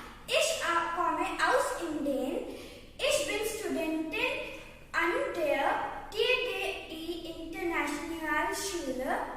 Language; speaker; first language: German; non-native, learner; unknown